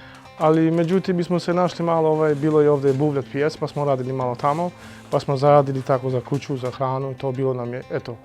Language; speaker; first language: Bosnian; non-native, local second language; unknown